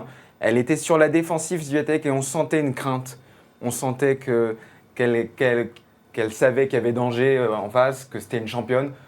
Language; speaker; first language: French; native; French